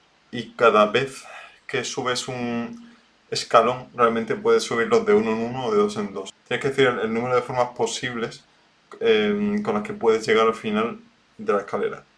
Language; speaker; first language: Spanish; native; Spanish